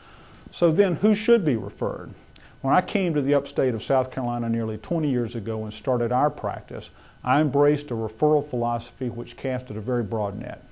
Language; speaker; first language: English; native; English